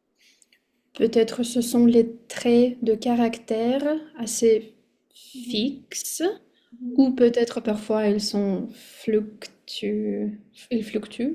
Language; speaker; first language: French; non-native, fluent; Russian